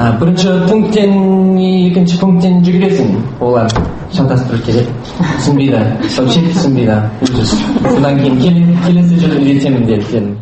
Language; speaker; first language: Kazakh; non-native, learner; English